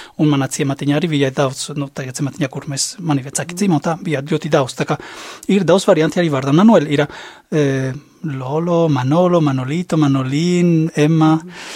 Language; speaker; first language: Latvian; non-native, fluent; Spanish